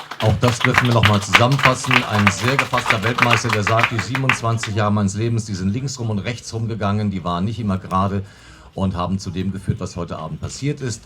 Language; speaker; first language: German; native; German